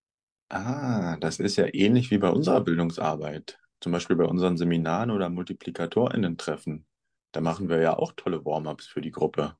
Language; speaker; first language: German; native; German